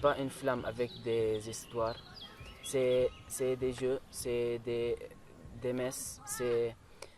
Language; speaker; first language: French; non-native, learner; Arabic